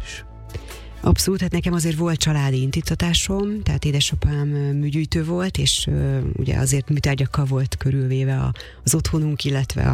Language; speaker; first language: Hungarian; native; Hungarian